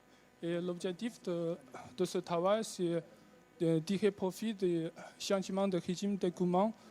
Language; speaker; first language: French; non-native, learner; Chinese